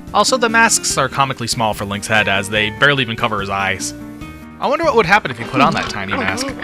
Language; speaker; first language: English; native; English